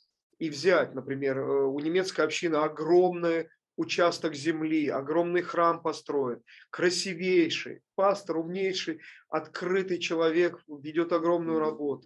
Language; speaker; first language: Russian; native; Russian